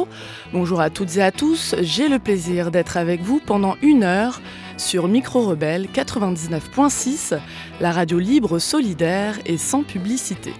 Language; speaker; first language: French; native; French